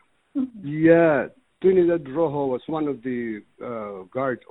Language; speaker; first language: English; early bilingual, other home language; Filipino